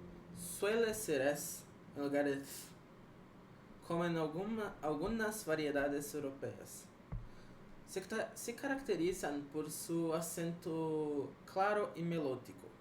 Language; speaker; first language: Spanish; non-native, learner; Portuguese